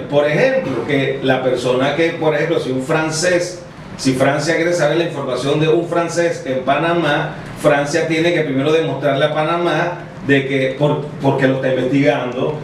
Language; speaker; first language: Spanish; native; Spanish